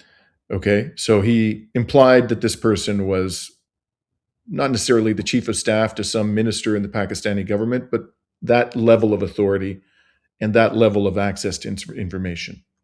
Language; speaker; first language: English; native; English